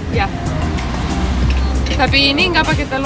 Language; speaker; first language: Indonesian; non-native, fluent; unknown